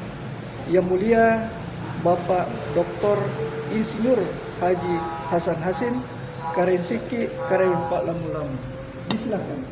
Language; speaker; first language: Indonesian; native; Indonesian